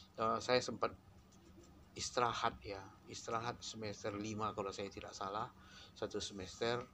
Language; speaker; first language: Indonesian; non-native, local second language; Minangkabau